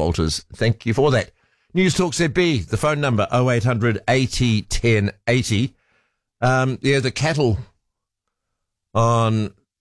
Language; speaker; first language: English; native; English